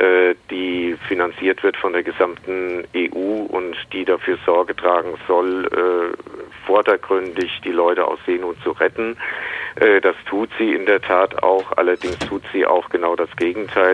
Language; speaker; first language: German; native; German